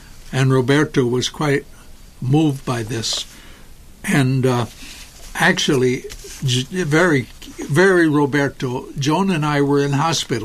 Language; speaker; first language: English; native; English